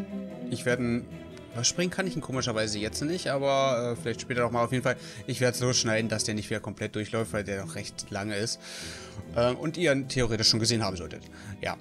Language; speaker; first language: German; native; German